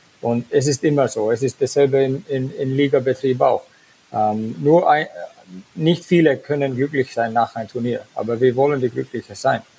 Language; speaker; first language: German; non-native, fluent; Finnish